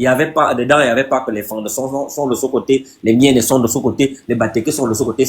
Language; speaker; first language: French; non-native, local second language; Fang